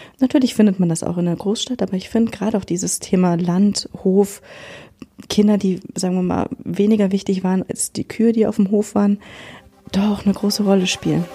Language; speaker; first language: German; native; German